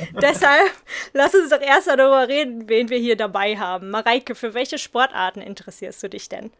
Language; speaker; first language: German; native; German